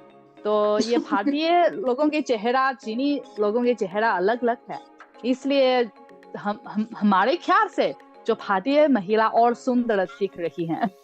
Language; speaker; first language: Hindi; non-native, fluent; Chinese